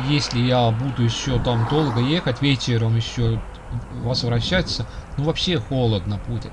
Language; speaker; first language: Russian; non-native, local second language; Estonian